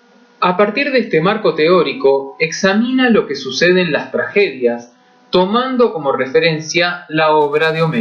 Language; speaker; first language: Spanish; native; Spanish